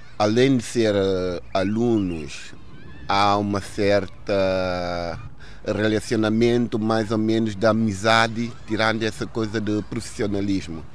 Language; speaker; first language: Portuguese; non-native, local second language; Upper Guinea Crioulo